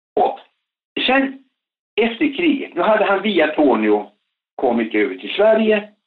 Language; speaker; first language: Swedish; native; Swedish